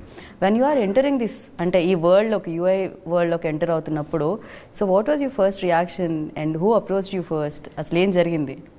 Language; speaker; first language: Telugu; native; Telugu